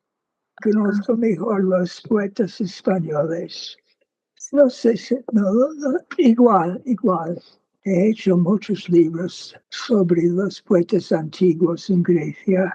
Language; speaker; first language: Spanish; non-native, fluent; English